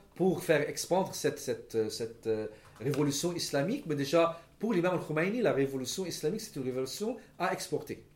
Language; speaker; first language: French; non-native, local second language; Arabic